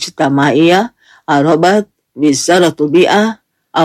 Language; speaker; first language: Arabic; non-native, fluent; Indonesian